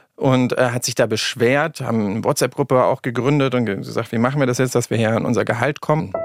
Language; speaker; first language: German; native; German